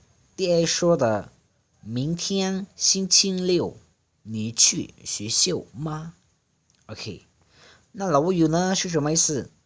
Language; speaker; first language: Chinese; non-native, fluent; Lao